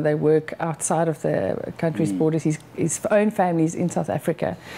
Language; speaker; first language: English; non-native, local second language; Afrikaans